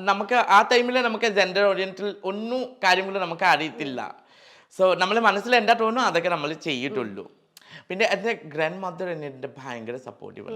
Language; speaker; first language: Malayalam; non-native, local second language; Assamese